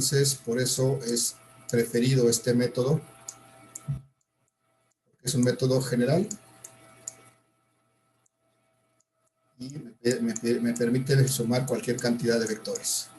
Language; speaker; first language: Spanish; native; Spanish